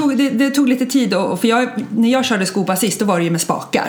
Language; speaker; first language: Swedish; native; Swedish